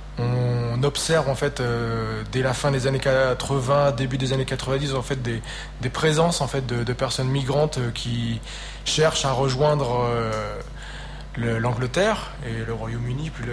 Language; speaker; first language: French; native; French